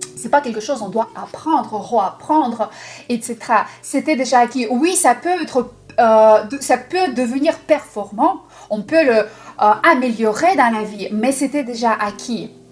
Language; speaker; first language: French; non-native, fluent; Russian